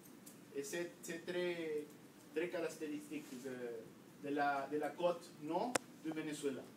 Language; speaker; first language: French; non-native, learner; Spanish